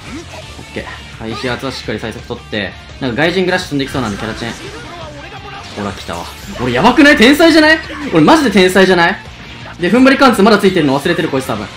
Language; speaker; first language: Japanese; native; Japanese